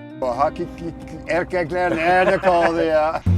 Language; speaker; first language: Turkish; non-native, fluent; Dutch